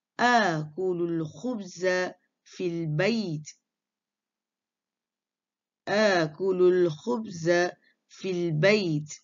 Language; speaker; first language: Arabic; non-native, fluent; Malay